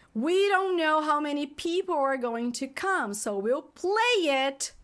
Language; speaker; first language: English; non-native, fluent; Portuguese